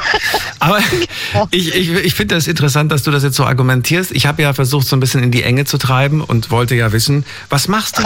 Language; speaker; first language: German; native; German